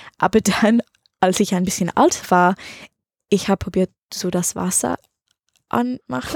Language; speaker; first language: German; non-native, learner; English